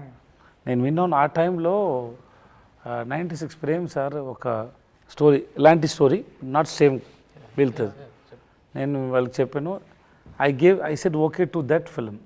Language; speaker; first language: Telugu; non-native, learner; Tamil